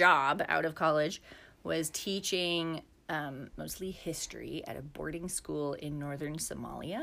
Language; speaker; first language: English; native; English